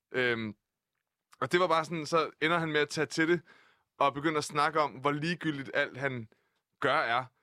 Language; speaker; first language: Danish; native; Danish